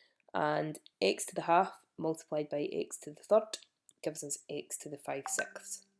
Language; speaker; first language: English; native; English